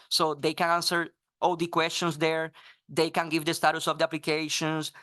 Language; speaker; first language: English; non-native, fluent; Spanish